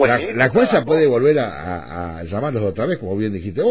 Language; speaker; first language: Spanish; native; Spanish